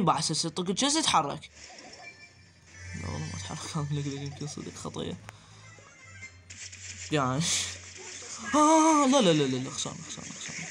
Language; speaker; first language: Arabic; native; Arabic